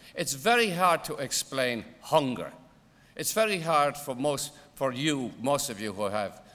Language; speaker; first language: English; native; English